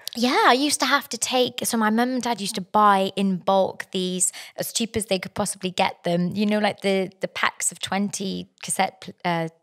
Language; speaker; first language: English; native; English